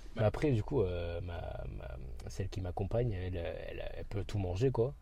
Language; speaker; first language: French; native; French